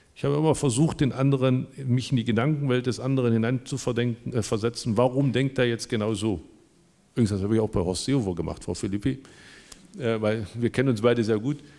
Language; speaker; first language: German; non-native, local second language; Upper Sorbian